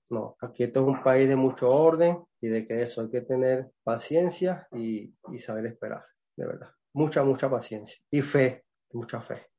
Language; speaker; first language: Spanish; native; Spanish